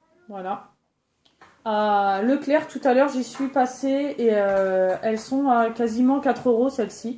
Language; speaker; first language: French; native; French